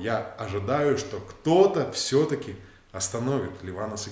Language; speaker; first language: Russian; native; Russian